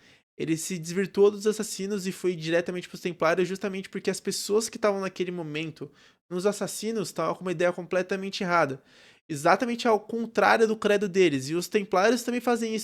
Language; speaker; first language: Portuguese; native; Portuguese